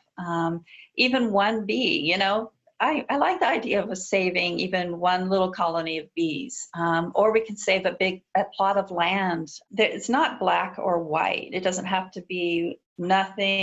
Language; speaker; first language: English; native; English